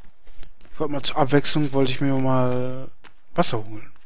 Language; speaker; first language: German; native; German